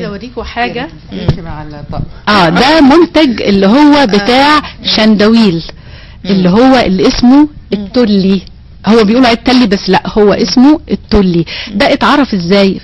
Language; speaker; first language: Arabic; native; Arabic